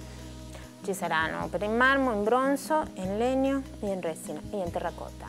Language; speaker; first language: Italian; non-native, fluent; Spanish